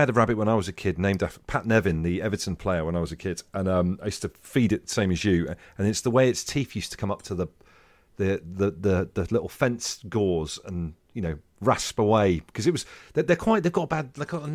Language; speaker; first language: English; native; English